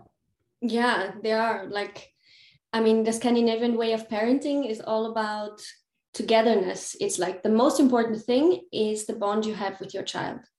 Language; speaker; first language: English; non-native, fluent; German